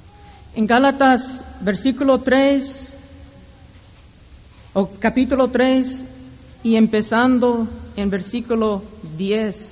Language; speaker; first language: Spanish; non-native, fluent; English